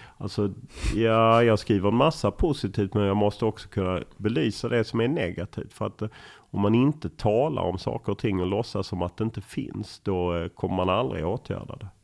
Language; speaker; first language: Swedish; native; Swedish